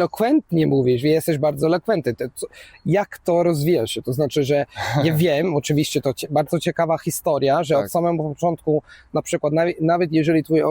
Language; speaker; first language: Polish; non-native, fluent; Italian